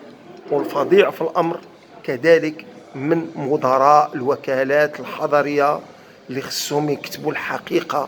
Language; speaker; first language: Arabic; native; Arabic